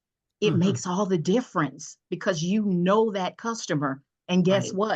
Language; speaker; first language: English; native; English